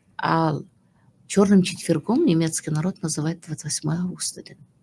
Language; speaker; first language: Russian; non-native, local second language; Kazakh